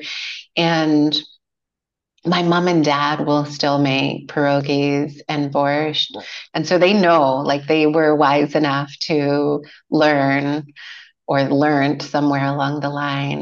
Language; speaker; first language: English; native; English